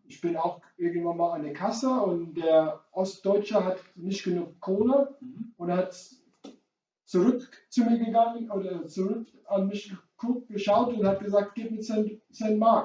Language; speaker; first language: German; non-native, fluent; English